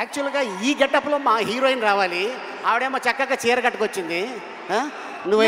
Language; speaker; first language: Telugu; native; Telugu